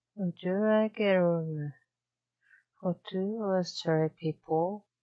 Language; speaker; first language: English; non-native, learner; Japanese